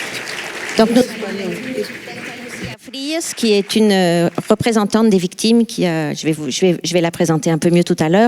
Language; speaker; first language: French; non-native, fluent; Spanish